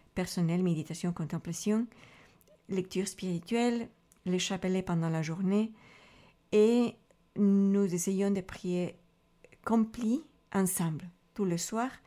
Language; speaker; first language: French; non-native, fluent; Spanish